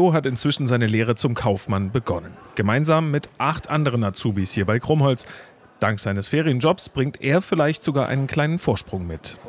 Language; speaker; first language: German; native; German